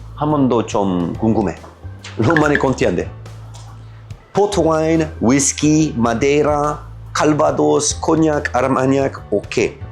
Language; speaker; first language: Korean; non-native, learner; French